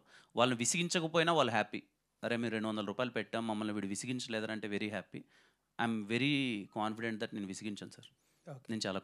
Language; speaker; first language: Telugu; native; Telugu